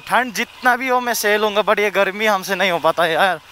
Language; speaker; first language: Hindi; non-native, local second language; Nepali